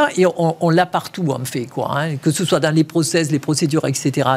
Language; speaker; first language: French; native; French